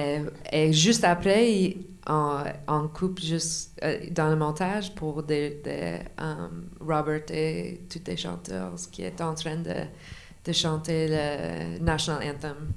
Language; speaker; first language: French; non-native, local second language; English